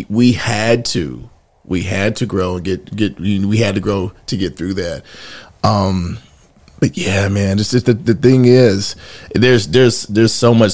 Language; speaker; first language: English; native; English